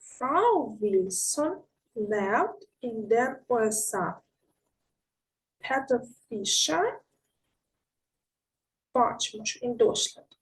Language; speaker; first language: German; non-native, learner; Ukrainian